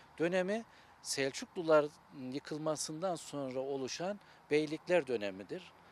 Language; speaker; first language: Turkish; native; Turkish